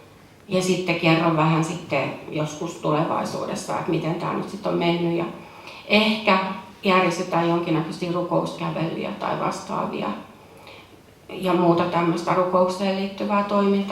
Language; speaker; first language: Finnish; native; Finnish